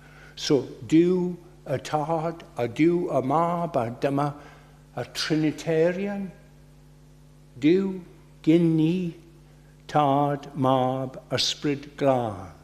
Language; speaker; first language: Welsh; non-native, fluent; English